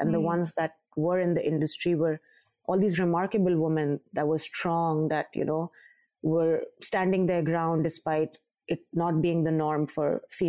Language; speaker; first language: English; non-native, local second language; Urdu